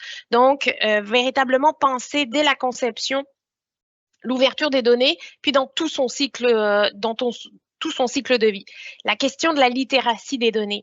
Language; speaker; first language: French; native; French